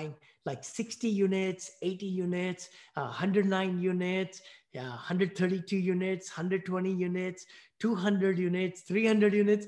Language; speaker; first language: English; non-native, local second language; Hindi